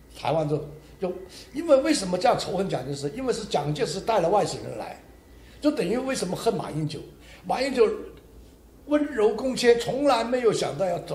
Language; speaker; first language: Chinese; non-native, local second language; Hakka Chinese